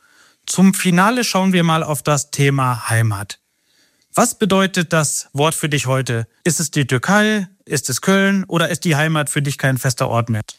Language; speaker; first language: German; native; German